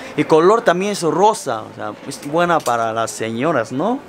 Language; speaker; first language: Spanish; non-native, fluent; Korean